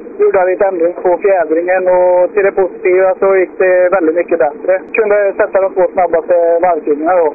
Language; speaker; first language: Swedish; native; Swedish